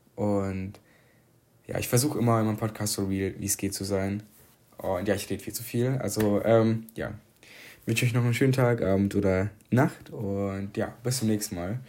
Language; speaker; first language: German; early bilingual, other home language; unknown